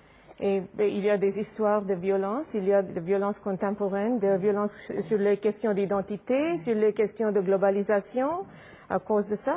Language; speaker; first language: French; non-native, fluent; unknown